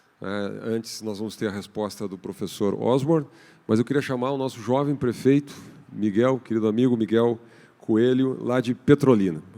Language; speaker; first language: Portuguese; native; Portuguese